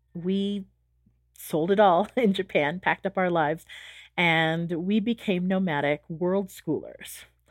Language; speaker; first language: English; native; English